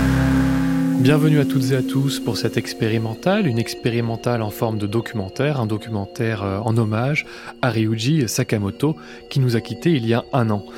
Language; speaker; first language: French; native; French